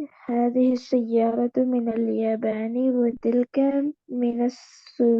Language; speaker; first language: Arabic; non-native, learner; Urdu